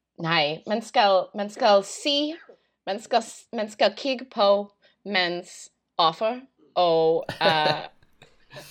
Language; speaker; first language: Danish; non-native, learner; English